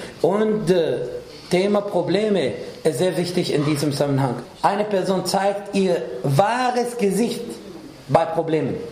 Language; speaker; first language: German; non-native, fluent; Arabic